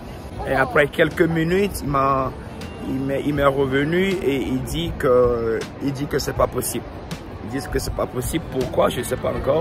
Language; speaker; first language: French; non-native, local second language; Ewe